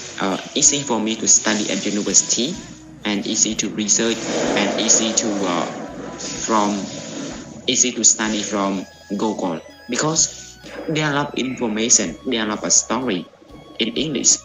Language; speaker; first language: English; non-native, learner; Khmer